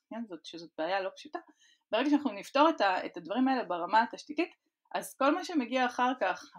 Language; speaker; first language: Hebrew; native; Hebrew